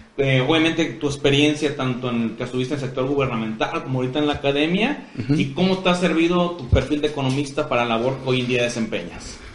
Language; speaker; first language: Spanish; native; Spanish